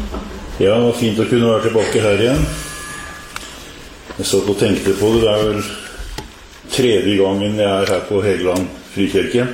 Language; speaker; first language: Norwegian; native; Norwegian